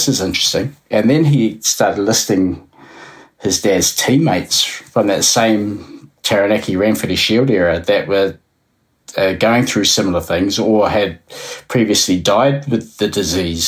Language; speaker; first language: English; native; English